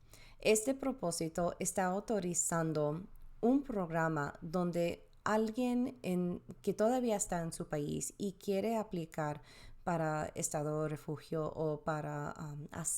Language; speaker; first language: Spanish; early bilingual, heritage; Spanish